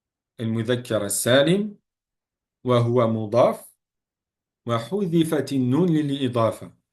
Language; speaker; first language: Arabic; non-native, fluent; French